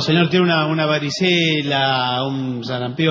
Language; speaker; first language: Spanish; native; Spanish